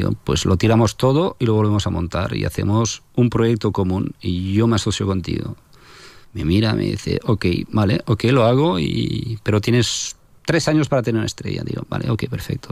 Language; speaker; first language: Spanish; non-native, fluent; French